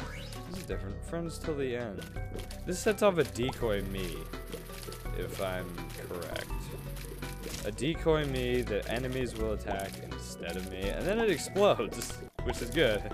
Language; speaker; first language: English; native; English